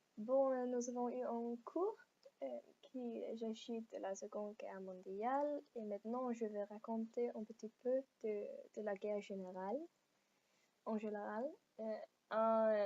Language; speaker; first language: French; non-native, learner; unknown